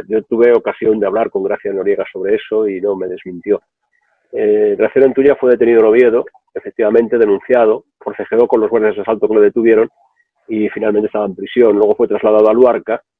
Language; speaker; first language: Spanish; native; Spanish